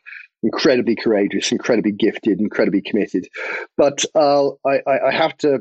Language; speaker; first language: English; native; English